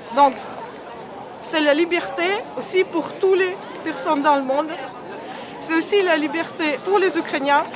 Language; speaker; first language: French; non-native, fluent; Ukrainian